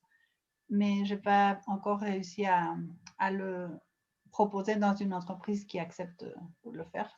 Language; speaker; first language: French; non-native, fluent; Spanish